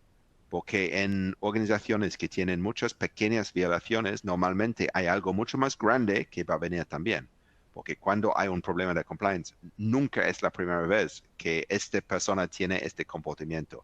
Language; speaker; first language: Spanish; non-native, fluent; English